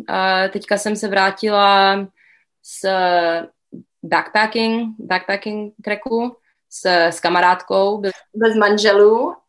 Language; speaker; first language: Czech; early bilingual, other home language; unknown